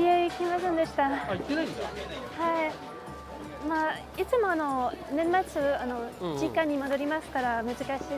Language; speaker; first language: Japanese; non-native, fluent; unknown